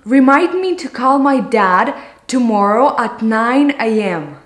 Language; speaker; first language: English; non-native, fluent; Romanian